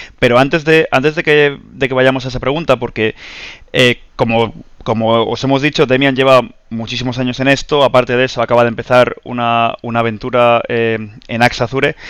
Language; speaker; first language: Spanish; native; Spanish